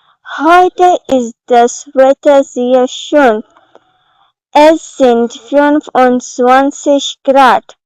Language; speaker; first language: German; non-native, learner; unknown